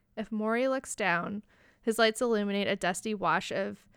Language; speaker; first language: English; native; English